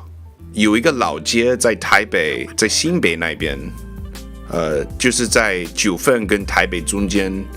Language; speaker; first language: Chinese; non-native, learner; English